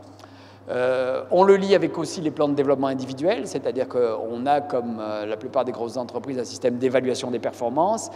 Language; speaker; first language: French; native; French